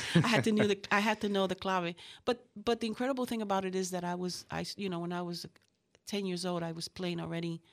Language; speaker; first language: English; early bilingual, other home language; Spanish